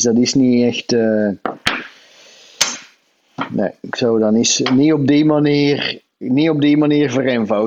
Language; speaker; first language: Dutch; native; Dutch